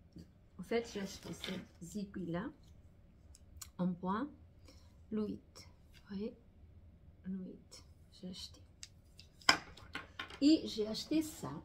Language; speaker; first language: French; non-native, fluent; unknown